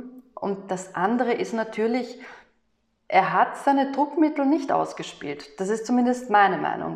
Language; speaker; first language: German; native; German